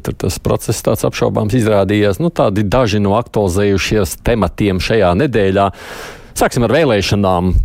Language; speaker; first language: Latvian; native; Latvian